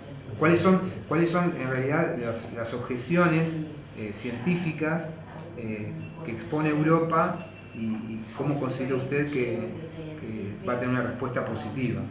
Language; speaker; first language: Spanish; native; Spanish